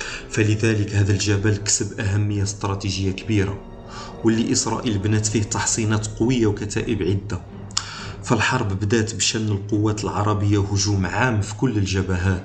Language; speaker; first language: Arabic; native; Arabic